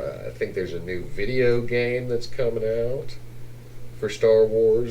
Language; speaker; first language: English; native; English